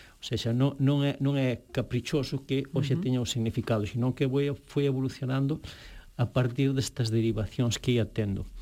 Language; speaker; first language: Galician; native; Galician